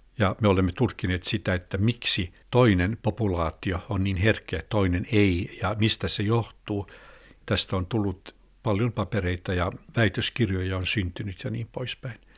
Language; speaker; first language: Finnish; non-native, local second language; Swedish